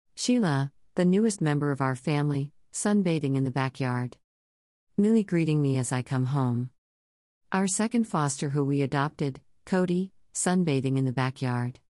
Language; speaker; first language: English; native; English